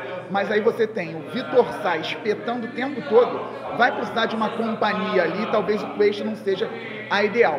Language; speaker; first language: Portuguese; native; Portuguese